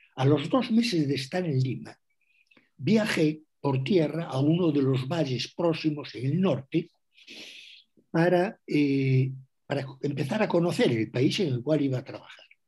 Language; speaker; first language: Spanish; non-native, local second language; Galician